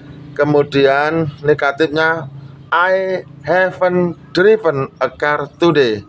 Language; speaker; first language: English; non-native, learner; Indonesian